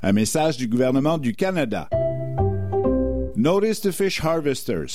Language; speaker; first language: French; native; French